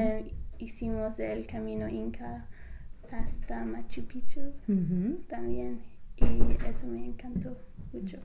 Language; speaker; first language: Spanish; non-native, fluent; English